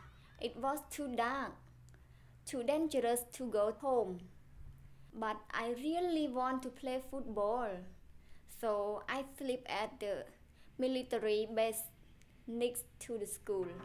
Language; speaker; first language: English; non-native, learner; Khmer